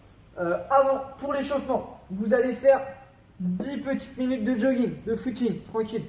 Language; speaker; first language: French; native; French